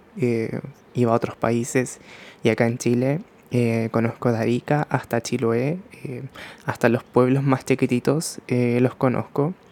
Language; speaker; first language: Spanish; early bilingual, other home language; Japanese